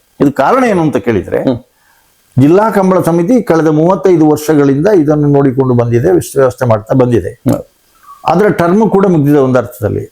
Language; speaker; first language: Kannada; non-native, local second language; Tulu